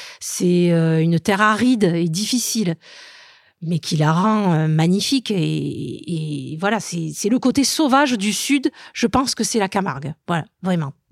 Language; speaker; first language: French; native; French